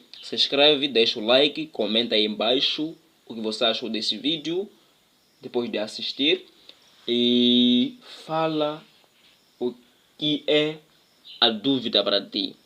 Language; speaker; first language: Portuguese; non-native, local second language; Tsonga